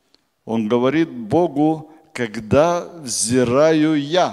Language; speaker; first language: Polish; non-native, learner; Russian